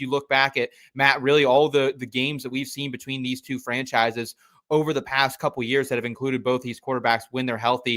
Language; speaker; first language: English; native; English